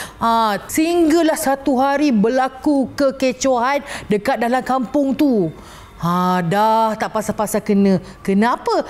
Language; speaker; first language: Malay; native; Malay